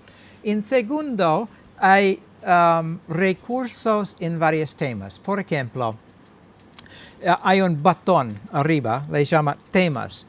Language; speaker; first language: Spanish; non-native, learner; English